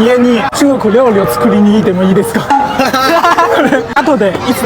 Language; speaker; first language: Japanese; non-native, learner; Chinese